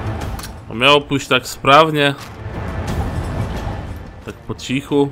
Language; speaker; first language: Polish; native; Polish